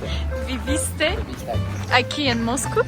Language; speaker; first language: Spanish; non-native, learner; Russian